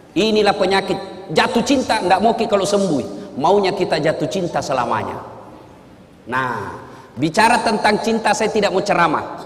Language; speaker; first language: Indonesian; non-native, local second language; Buginese